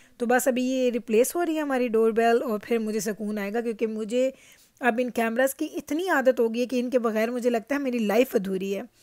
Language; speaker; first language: Urdu; native; Urdu